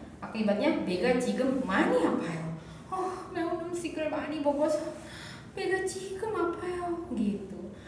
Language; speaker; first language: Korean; non-native, fluent; Indonesian